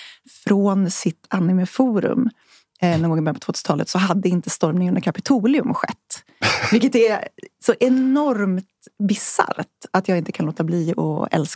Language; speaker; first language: Swedish; native; Swedish